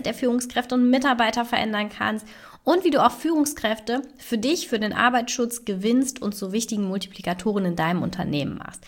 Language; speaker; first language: German; native; German